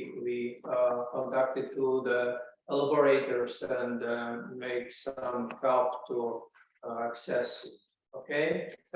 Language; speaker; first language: English; non-native, learner; Latvian